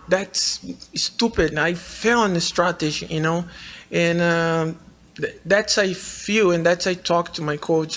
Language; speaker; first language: English; non-native, learner; Portuguese